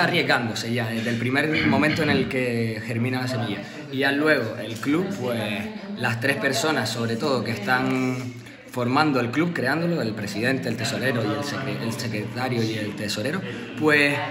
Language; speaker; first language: Spanish; native; Spanish